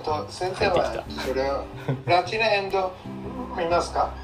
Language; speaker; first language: Japanese; non-native, learner; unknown